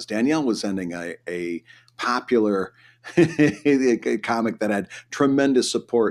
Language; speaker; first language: English; native; English